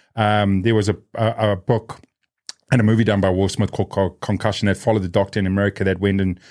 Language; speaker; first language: English; native; English